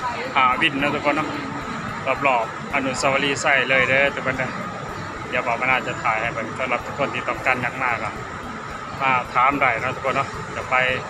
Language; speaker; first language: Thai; non-native, local second language; Lao